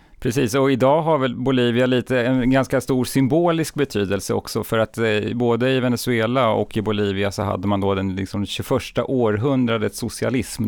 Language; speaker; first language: Swedish; native; Swedish